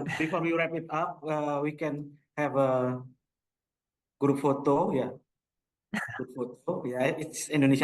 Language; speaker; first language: English; non-native, local second language; Indonesian